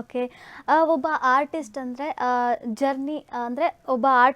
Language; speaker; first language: Kannada; native; Kannada